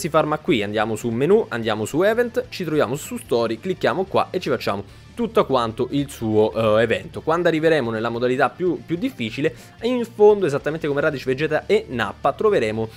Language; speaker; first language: Italian; native; Italian